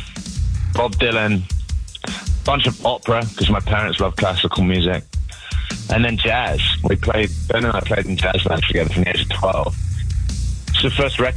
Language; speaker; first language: English; native; English